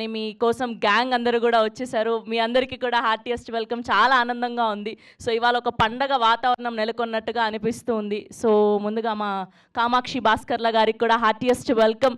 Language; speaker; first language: Telugu; native; Telugu